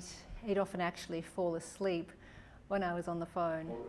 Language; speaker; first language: English; native; English